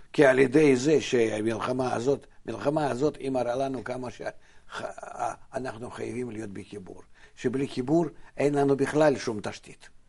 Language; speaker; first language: Hebrew; non-native, fluent; Russian